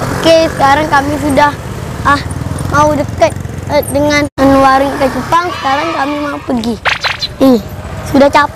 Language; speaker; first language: Indonesian; non-native, learner; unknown